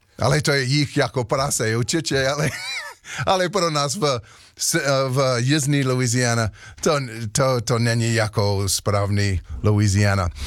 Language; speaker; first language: Czech; non-native, learner; English